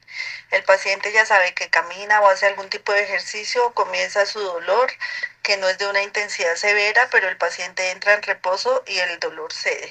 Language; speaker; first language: Spanish; native; Spanish